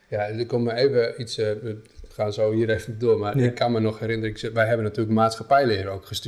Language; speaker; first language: Dutch; native; Dutch